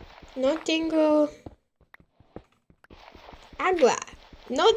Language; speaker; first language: Spanish; non-native, learner; English